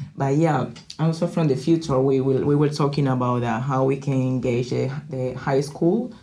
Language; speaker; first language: English; non-native, learner; Spanish